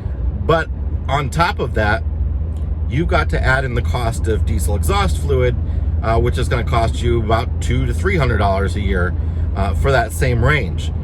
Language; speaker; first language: English; native; English